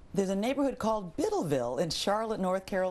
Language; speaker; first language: English; native; English